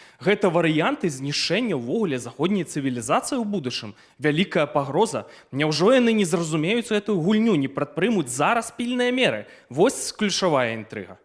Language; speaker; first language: Belarusian; native; Belarusian